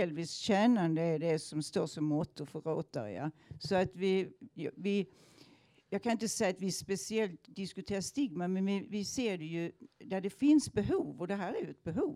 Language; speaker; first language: Swedish; native; Swedish